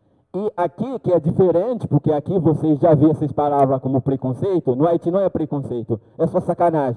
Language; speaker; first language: Portuguese; non-native, learner; Haitian Creole